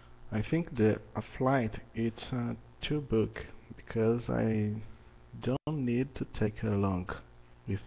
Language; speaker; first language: English; non-native, learner; Portuguese